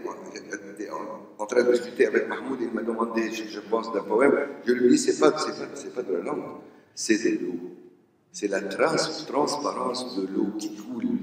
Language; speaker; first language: French; non-native, local second language; Arabic